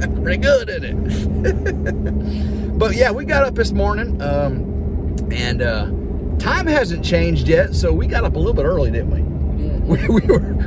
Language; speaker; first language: English; native; English